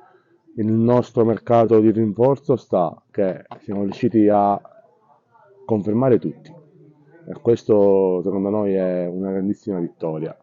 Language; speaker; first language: Italian; native; Italian